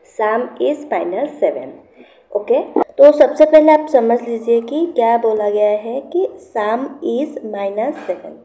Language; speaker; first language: Hindi; non-native, local second language; Assamese